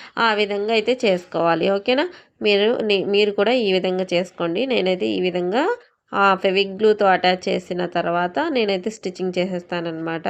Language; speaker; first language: Telugu; non-native, local second language; Urdu